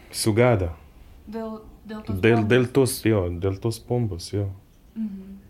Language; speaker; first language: Lithuanian; non-native, learner; Arabic